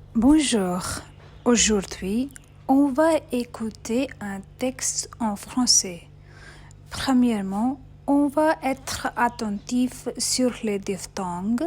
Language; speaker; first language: French; non-native, fluent; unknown